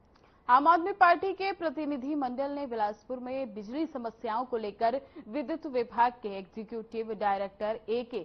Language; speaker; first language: Hindi; native; Hindi